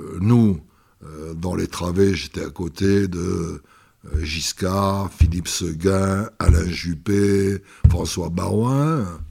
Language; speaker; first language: French; native; French